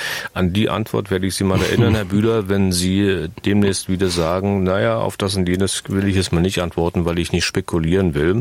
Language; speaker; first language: German; native; German